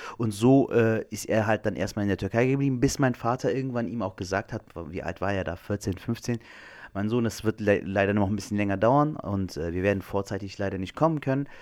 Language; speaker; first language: German; early bilingual, other home language; Turkish